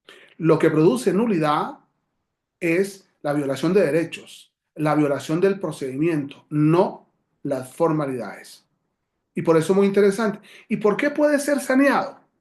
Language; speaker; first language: Spanish; native; Spanish